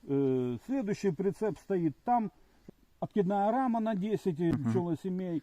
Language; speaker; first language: Russian; non-native, local second language; Ukrainian